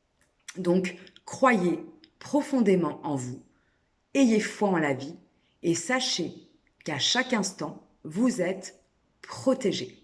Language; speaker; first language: French; native; French